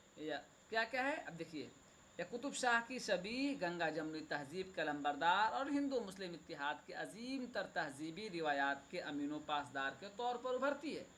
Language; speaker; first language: Urdu; native; Urdu